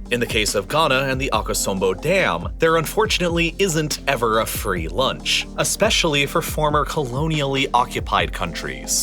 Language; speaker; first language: English; native; English